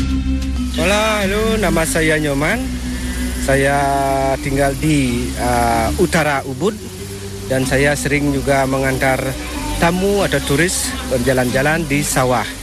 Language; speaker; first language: Indonesian; non-native, local second language; Balinese